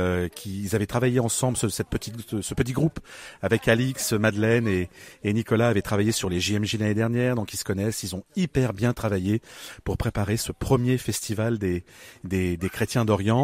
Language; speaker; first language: French; native; French